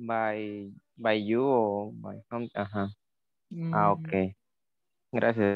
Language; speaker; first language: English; non-native, learner; Spanish